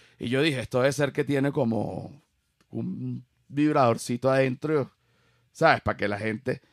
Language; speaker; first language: Spanish; native; Spanish